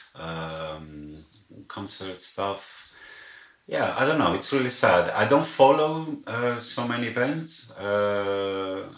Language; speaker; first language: English; non-native, fluent; Greek